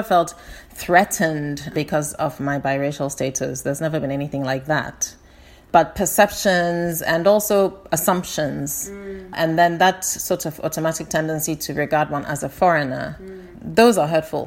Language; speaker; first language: English; native; English